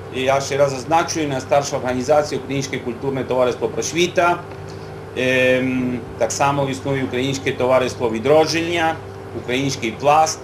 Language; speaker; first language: Ukrainian; early bilingual, heritage; Ukrainian